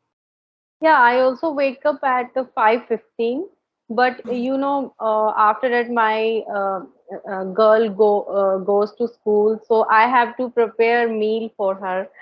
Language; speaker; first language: English; non-native, learner; Hindi